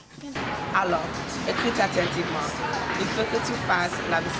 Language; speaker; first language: French; non-native, learner; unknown